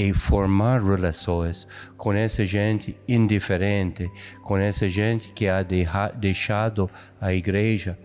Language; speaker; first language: Portuguese; non-native, fluent; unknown